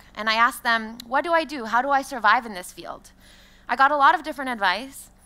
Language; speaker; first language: English; non-native, fluent; French